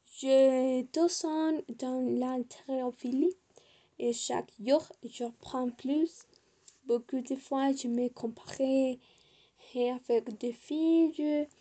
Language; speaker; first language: French; non-native, learner; Spanish